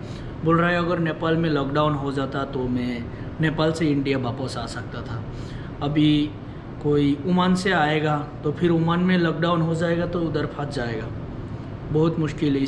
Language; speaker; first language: Hindi; non-native, local second language; Bangla